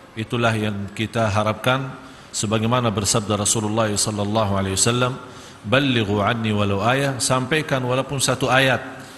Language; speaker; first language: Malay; non-native, fluent; Arabic